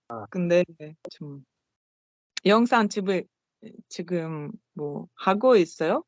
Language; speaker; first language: Korean; non-native, learner; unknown